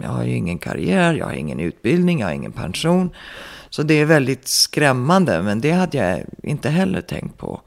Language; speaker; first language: Swedish; early bilingual, heritage; Swedish